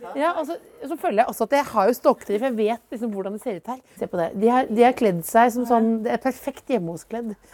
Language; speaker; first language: Norwegian; native; Norwegian